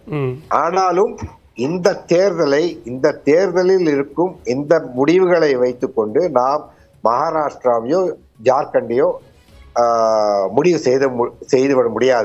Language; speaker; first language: Tamil; native; Tamil